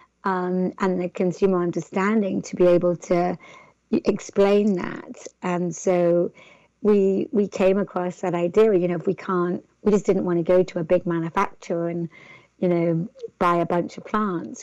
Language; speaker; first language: English; native; English